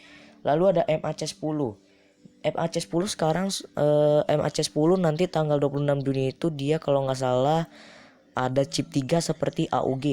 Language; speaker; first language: Indonesian; native; Indonesian